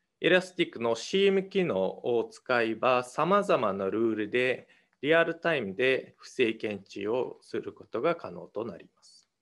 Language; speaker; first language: Japanese; non-native, fluent; Mongolian